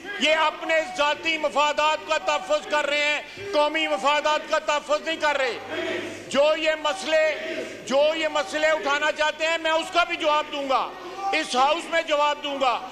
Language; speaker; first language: Urdu; native; Urdu